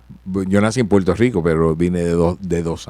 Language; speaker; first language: Spanish; early bilingual, heritage; Spanish